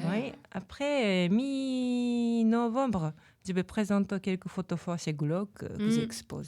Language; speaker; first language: French; non-native, learner; Japanese